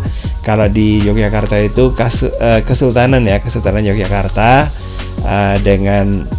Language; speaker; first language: Indonesian; native; Indonesian